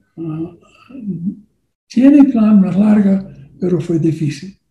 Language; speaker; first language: Spanish; non-native, learner; English